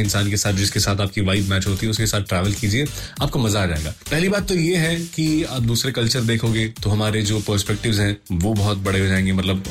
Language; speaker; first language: Hindi; non-native, local second language; Malayalam